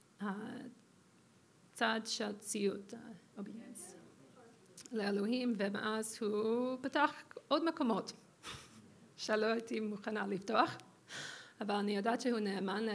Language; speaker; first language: Hebrew; non-native, fluent; English